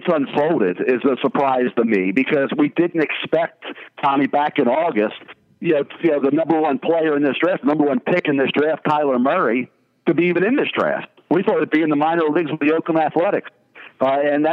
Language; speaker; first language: English; native; English